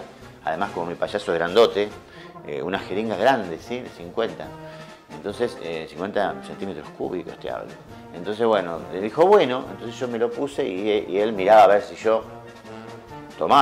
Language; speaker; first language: Spanish; native; Spanish